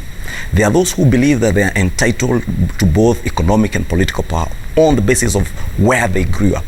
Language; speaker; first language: English; non-native, local second language; Kikuyu